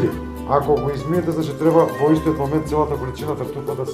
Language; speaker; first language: Macedonian; native; Macedonian